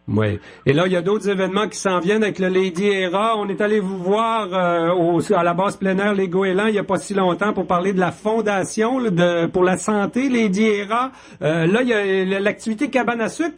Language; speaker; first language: French; native; French